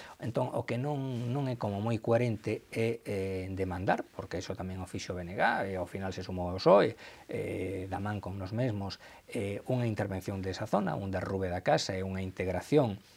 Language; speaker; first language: Galician; non-native, local second language; Spanish